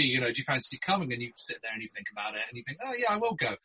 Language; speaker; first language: English; native; English